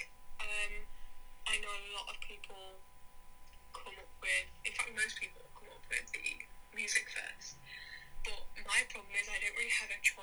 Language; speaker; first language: English; native; English